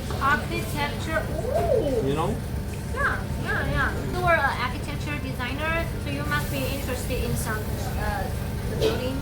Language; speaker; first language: English; non-native, learner; Chinese